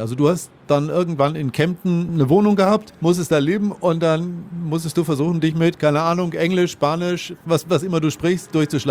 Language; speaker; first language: German; native; German